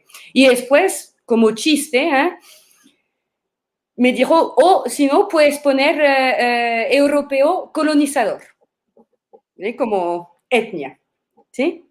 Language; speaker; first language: Spanish; non-native, fluent; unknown